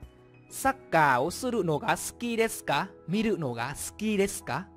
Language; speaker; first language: Japanese; non-native, fluent; Vietnamese